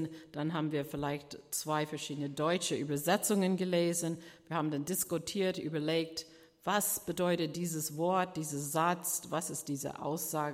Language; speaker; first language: German; non-native, fluent; English